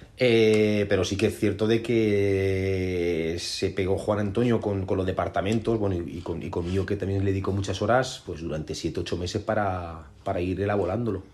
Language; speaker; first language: Spanish; native; Spanish